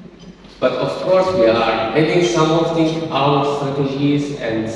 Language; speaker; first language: English; non-native, learner; Turkish